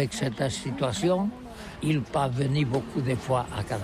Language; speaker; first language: French; non-native, learner; Catalan